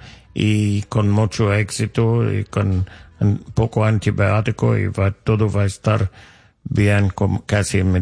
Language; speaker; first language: Spanish; non-native, learner; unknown